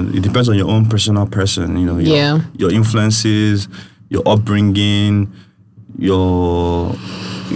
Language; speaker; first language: English; non-native, local second language; Yoruba